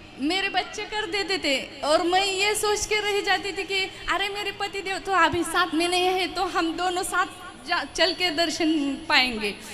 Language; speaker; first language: Hindi; non-native, local second language; Marathi